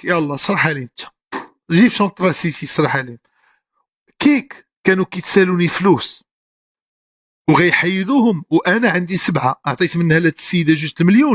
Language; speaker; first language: Arabic; native; Arabic